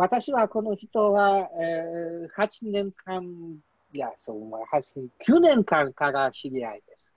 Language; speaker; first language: Japanese; non-native, learner; Polish